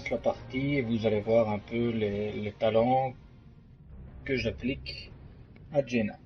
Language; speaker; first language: French; native; French